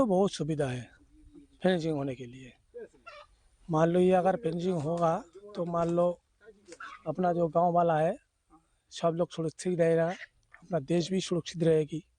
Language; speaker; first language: Hindi; non-native, local second language; Bangla